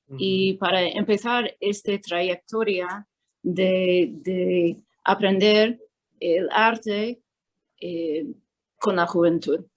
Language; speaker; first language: Spanish; non-native, fluent; English